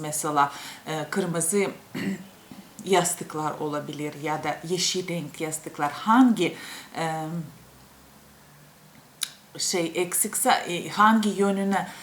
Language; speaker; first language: Turkish; non-native, fluent; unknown